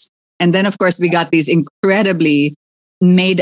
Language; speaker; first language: English; native; English